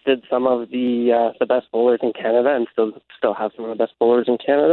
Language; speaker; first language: English; native; English